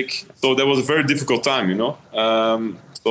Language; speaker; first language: English; non-native, fluent; Dutch